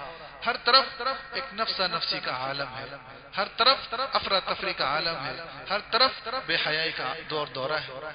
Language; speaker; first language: Urdu; native; Urdu